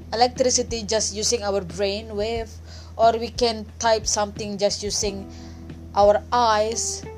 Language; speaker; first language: English; non-native, fluent; Indonesian